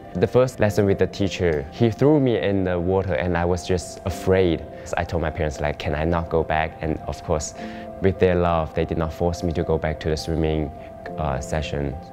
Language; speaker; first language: English; non-native, fluent; Chinese